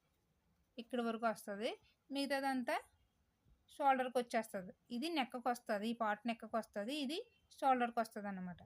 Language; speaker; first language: Telugu; native; Telugu